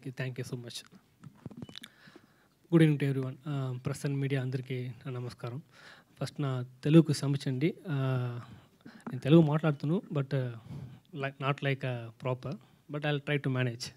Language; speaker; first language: Telugu; non-native, fluent; Tamil